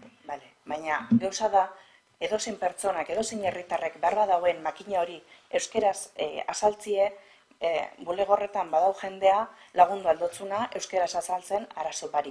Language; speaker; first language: Basque; native; Basque